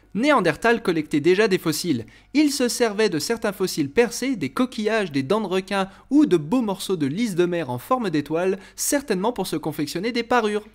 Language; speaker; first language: French; native; French